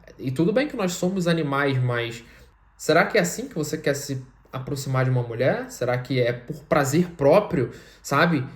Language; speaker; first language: Portuguese; native; Portuguese